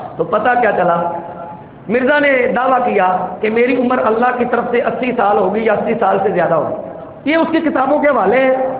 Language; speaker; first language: Urdu; non-native, local second language; Punjabi